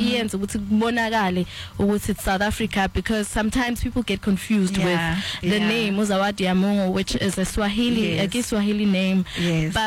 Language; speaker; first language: English; non-native, local second language; Zulu